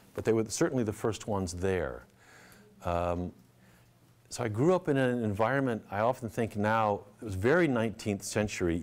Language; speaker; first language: English; native; English